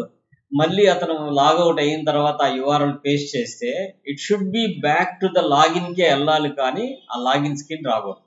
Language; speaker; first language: Telugu; native; Telugu